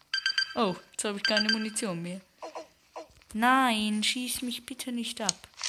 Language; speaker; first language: German; native; German